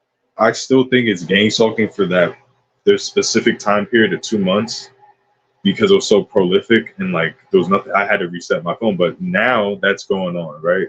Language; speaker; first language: English; native; English